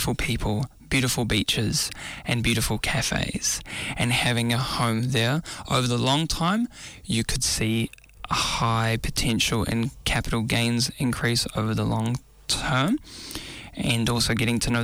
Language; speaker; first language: English; native; English